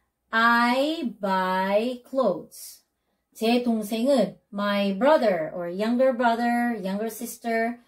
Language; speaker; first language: English; non-native, local second language; Filipino